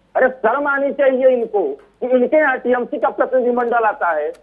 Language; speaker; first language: Hindi; native; Hindi